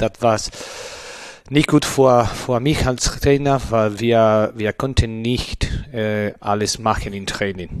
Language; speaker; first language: German; non-native, learner; Spanish